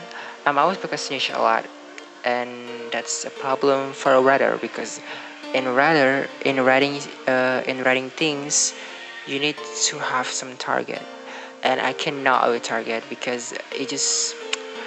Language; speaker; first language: English; non-native, learner; Indonesian